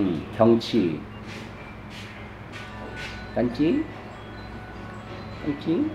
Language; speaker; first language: Vietnamese; non-native, fluent; Korean